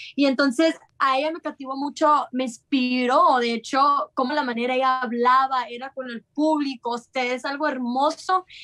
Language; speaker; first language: Spanish; early bilingual, heritage; Spanish